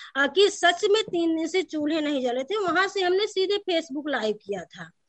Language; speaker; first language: Hindi; native; Hindi